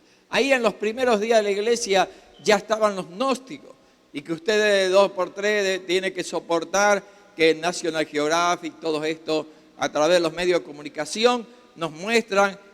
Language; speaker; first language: Spanish; native; Spanish